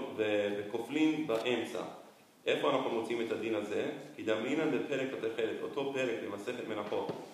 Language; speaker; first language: Hebrew; non-native, fluent; Spanish